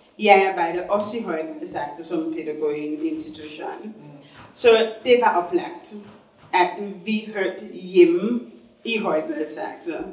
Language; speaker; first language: Danish; non-native, fluent; English